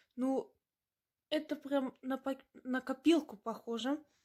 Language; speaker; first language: Russian; non-native, learner; German